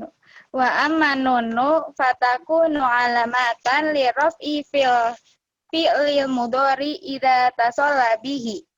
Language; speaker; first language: Arabic; non-native, learner; Indonesian